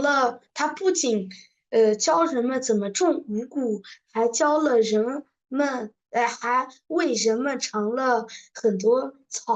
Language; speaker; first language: Chinese; early bilingual, heritage; Chinese